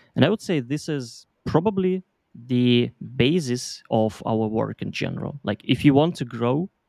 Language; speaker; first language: English; non-native, fluent; Belarusian